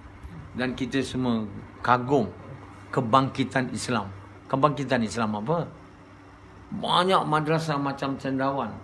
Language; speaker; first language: Malay; native; Malay